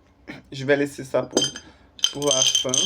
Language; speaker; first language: French; non-native, fluent; Portuguese